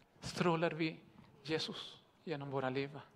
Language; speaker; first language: Swedish; non-native, fluent; Spanish